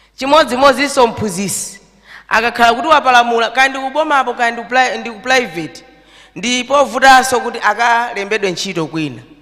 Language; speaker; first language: Nyanja; native; Nyanja